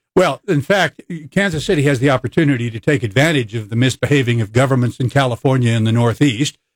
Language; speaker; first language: English; native; English